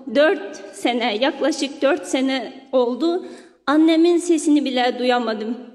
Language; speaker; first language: Turkish; non-native, fluent; Uyghur